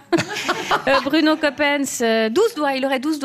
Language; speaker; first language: French; native; French